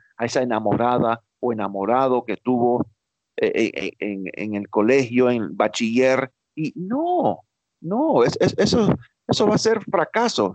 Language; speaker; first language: Spanish; early bilingual, heritage; Spanish